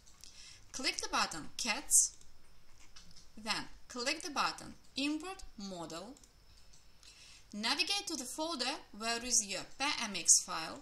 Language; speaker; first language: English; non-native, fluent; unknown